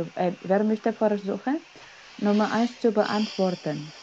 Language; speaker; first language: German; non-native, fluent; Indonesian